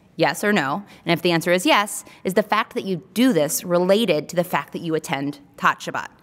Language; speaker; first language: English; native; English